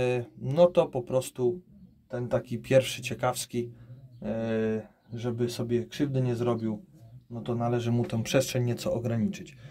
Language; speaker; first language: Polish; native; Polish